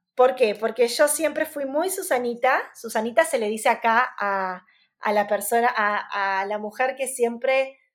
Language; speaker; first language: Spanish; native; Spanish